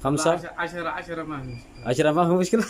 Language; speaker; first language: Arabic; non-native, learner; Punjabi